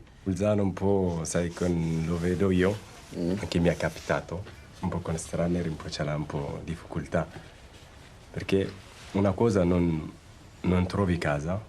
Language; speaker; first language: Italian; non-native, learner; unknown